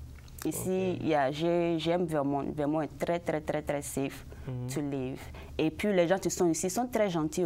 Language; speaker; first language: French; early bilingual, other home language; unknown